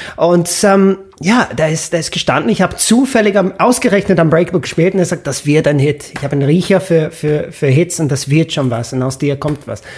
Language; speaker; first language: German; non-native, fluent; English